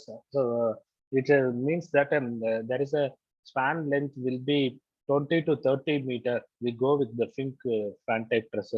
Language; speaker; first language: English; non-native, local second language; Tamil